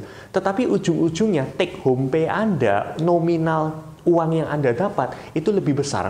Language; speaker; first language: Indonesian; native; Indonesian